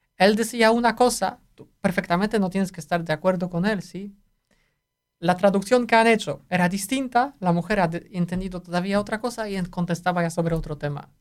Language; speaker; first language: Spanish; non-native, fluent; Polish